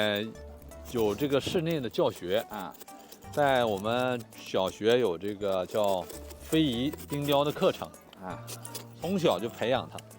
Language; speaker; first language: Chinese; native; Chinese